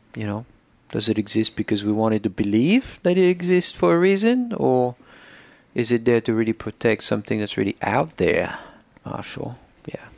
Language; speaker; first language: English; non-native, fluent; French